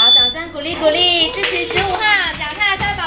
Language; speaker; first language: Chinese; native; Chinese